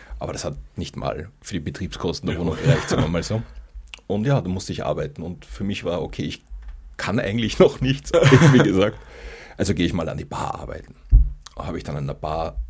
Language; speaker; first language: German; native; German